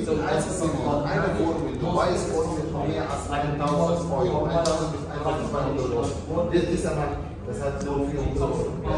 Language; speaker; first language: German; non-native, learner; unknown